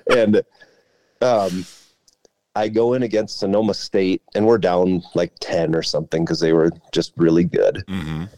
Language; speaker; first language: English; native; English